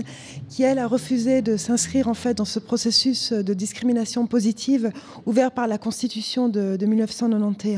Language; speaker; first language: French; native; French